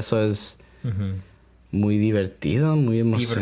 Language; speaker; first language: Spanish; non-native, learner; English